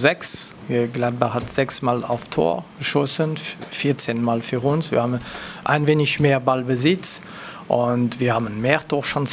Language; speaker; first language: German; non-native, local second language; French